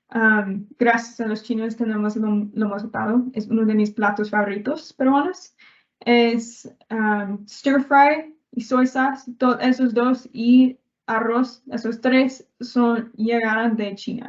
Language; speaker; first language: Spanish; non-native, learner; English